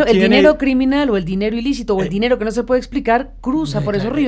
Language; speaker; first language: Spanish; native; Spanish